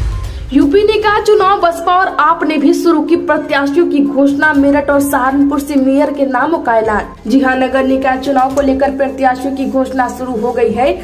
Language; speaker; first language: Hindi; native; Hindi